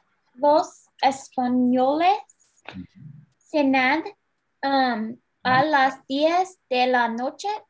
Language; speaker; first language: Spanish; non-native, learner; English